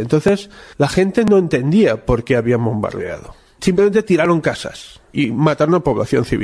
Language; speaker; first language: Spanish; native; Spanish